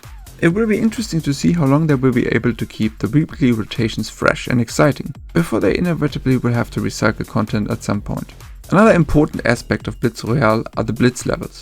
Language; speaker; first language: English; non-native, fluent; German